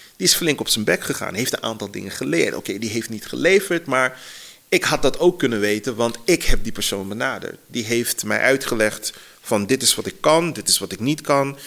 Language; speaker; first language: Dutch; native; Dutch